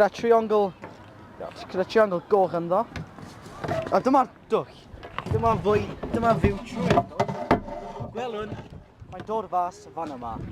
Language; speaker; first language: Welsh; non-native, local second language; English